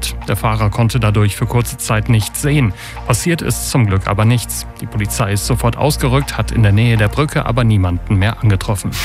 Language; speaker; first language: German; native; German